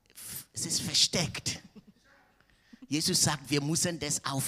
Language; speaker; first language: German; non-native, fluent; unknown